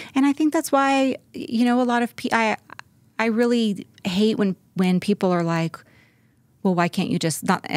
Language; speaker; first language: English; native; English